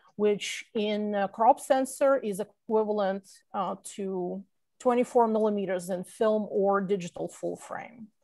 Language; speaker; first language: English; non-native, fluent; Russian